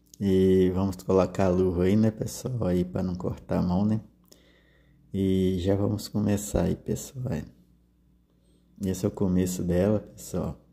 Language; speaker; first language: Portuguese; native; Portuguese